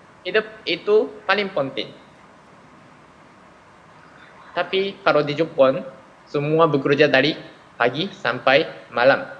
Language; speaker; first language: Indonesian; non-native, fluent; Japanese